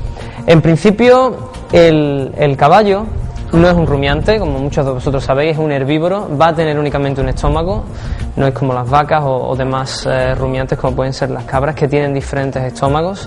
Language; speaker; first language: Spanish; native; Spanish